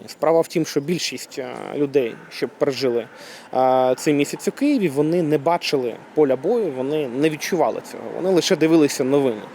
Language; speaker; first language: Ukrainian; native; Ukrainian